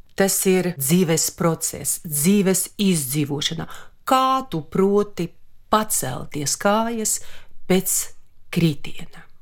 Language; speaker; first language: Latvian; non-native, local second language; Russian